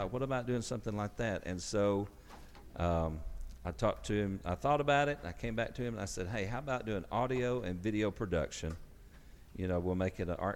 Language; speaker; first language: English; native; English